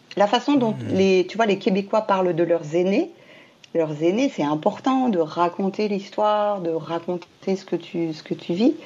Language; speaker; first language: French; native; French